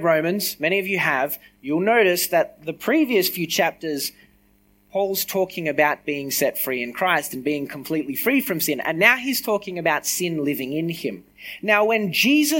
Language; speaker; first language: English; native; English